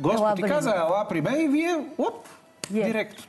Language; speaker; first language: Bulgarian; native; Bulgarian